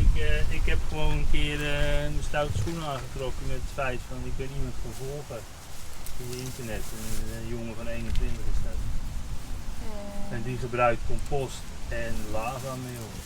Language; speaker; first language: Dutch; native; Dutch